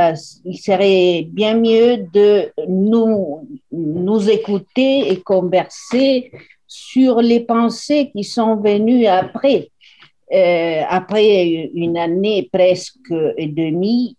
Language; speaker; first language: French; non-native, fluent; Italian